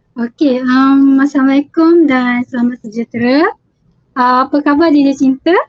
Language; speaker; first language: Malay; native; Malay